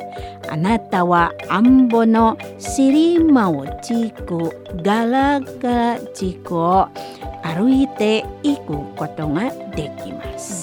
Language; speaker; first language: Japanese; non-native, learner; Indonesian